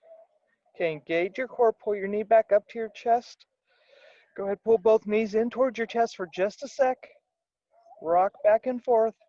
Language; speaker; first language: English; native; English